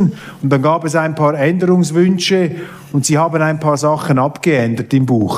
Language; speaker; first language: German; native; German